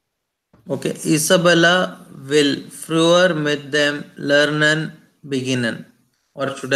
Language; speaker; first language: German; non-native, learner; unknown